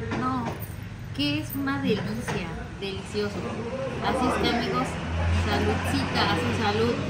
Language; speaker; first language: Spanish; native; Spanish